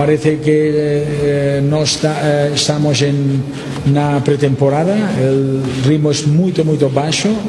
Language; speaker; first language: Portuguese; non-native, learner; Spanish